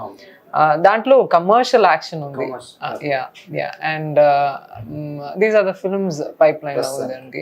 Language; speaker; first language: Telugu; non-native, local second language; Tamil